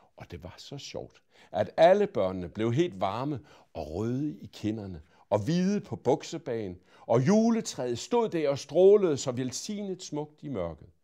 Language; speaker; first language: Danish; native; Danish